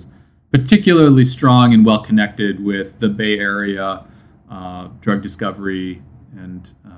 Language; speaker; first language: English; native; English